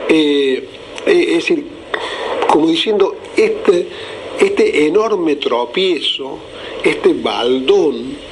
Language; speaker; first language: Spanish; native; Spanish